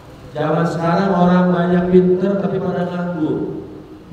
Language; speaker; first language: Indonesian; native; Indonesian